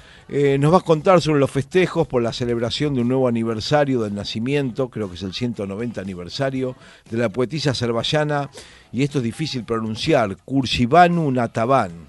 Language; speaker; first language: Spanish; native; Spanish